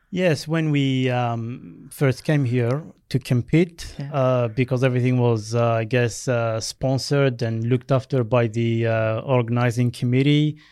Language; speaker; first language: English; non-native, fluent; Berber languages